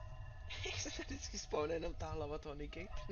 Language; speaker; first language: Czech; native; Czech